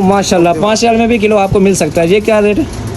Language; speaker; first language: Hindi; native; Hindi